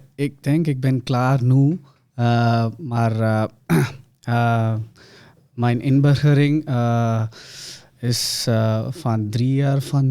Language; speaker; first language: Dutch; non-native, learner; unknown